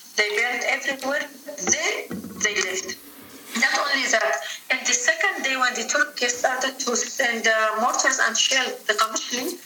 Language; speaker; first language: English; non-native, fluent; Arabic